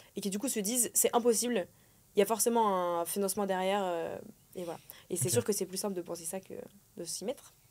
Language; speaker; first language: French; native; French